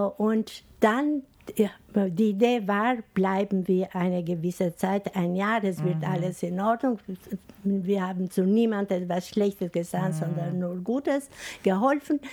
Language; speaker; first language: German; non-native, fluent; Albanian